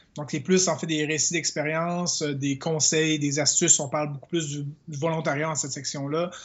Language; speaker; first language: French; native; French